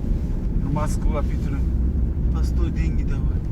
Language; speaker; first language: Russian; non-native, learner; Uzbek